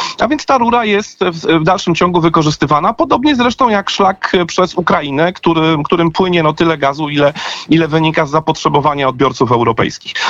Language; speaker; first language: Polish; native; Polish